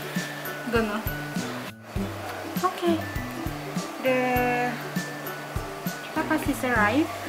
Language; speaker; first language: English; non-native, fluent; Indonesian